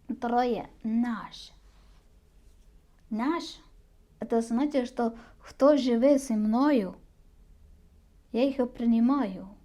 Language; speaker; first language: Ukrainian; non-native, learner; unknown